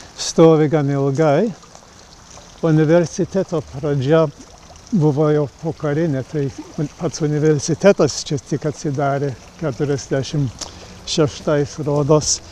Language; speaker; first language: Lithuanian; early bilingual, heritage; Lithuanian